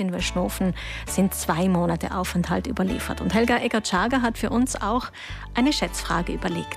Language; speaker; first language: German; native; German